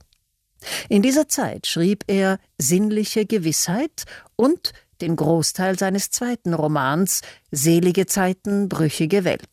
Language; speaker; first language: German; native; German